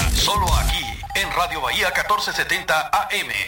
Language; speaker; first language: Spanish; native; Spanish